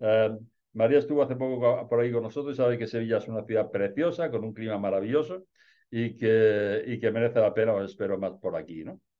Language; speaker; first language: Spanish; native; Spanish